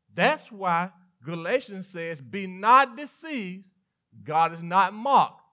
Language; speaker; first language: English; native; English